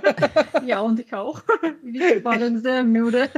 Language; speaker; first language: German; non-native, learner; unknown